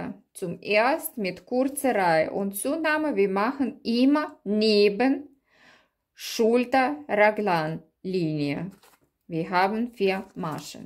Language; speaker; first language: German; non-native, learner; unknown